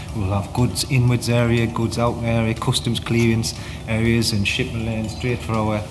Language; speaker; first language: English; native; English